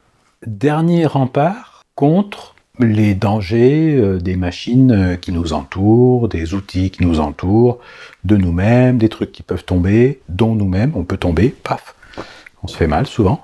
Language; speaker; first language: French; native; French